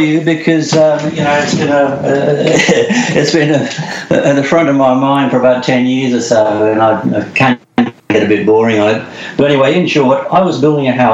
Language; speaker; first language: English; native; English